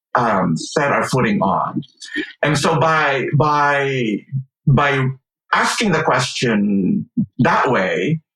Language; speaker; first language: English; non-native, local second language; Filipino